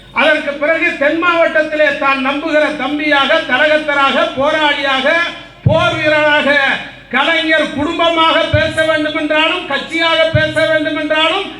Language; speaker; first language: Tamil; native; Tamil